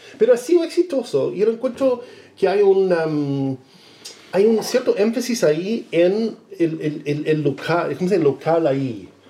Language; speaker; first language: Spanish; non-native, fluent; English